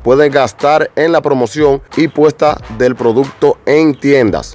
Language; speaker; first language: Spanish; native; Spanish